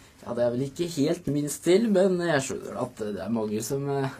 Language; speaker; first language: Norwegian; native; Norwegian